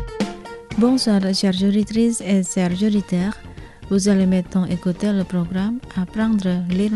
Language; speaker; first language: French; non-native, fluent; Indonesian